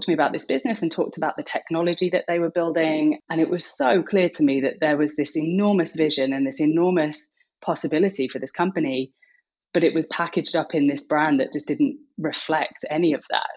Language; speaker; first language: English; native; English